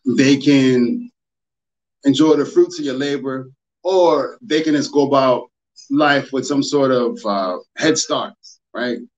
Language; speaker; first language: English; native; English